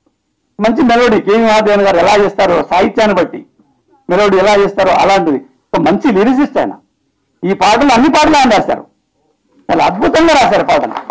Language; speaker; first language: Telugu; native; Telugu